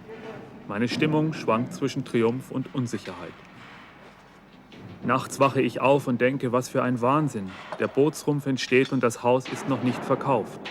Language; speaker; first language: German; native; German